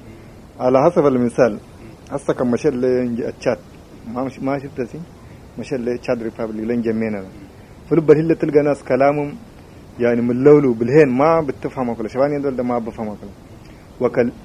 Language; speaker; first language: Arabic; native; Arabic